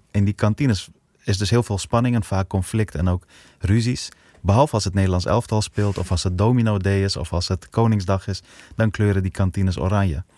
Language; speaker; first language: Dutch; early bilingual, other home language; Persian